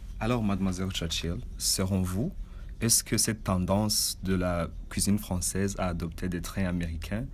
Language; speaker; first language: French; non-native, learner; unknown